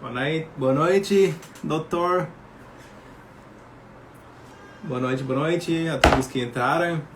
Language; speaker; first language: Portuguese; non-native, fluent; German